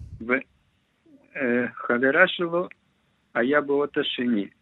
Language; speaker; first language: Hebrew; non-native, learner; Russian